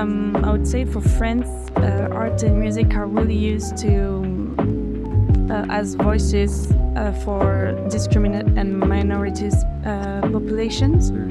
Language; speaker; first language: English; non-native, fluent; French